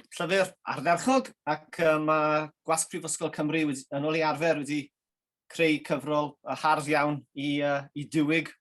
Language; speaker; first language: Welsh; native; Welsh